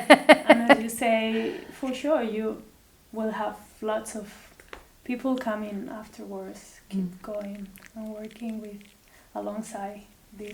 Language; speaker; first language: English; non-native, fluent; Spanish